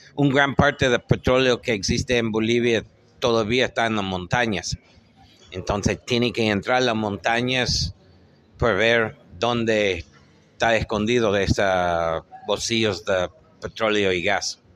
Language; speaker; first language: Spanish; non-native, fluent; English